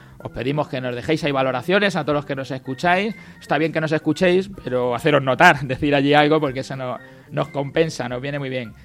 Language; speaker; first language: Spanish; native; Spanish